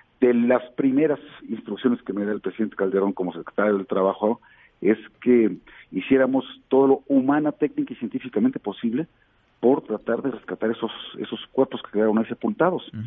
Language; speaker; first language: Spanish; native; Spanish